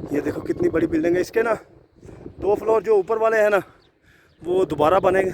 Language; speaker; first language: Urdu; non-native, local second language; Punjabi